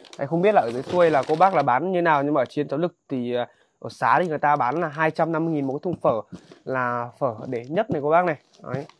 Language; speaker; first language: Vietnamese; non-native, local second language; Hmong